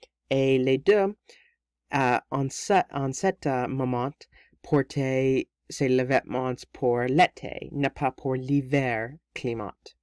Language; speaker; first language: French; non-native, learner; English